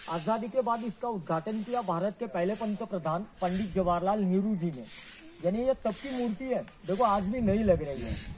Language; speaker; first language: Hindi; non-native, local second language; Marathi